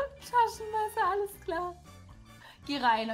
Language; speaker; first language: German; native; German